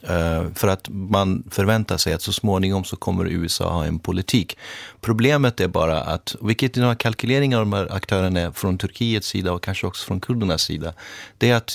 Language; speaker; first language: Swedish; native; Swedish